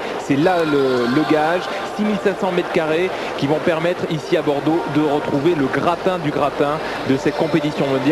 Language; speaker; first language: French; native; French